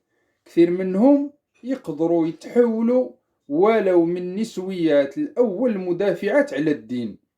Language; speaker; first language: Arabic; native; Arabic